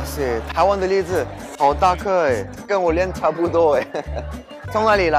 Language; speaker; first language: Chinese; non-native, fluent; French